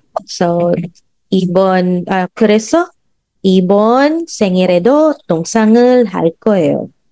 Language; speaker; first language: Korean; non-native, fluent; Filipino